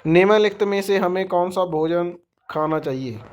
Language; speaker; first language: Hindi; non-native, local second language; Punjabi